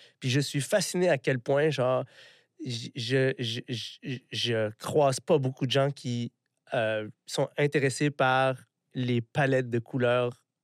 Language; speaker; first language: French; early bilingual, other home language; Arabic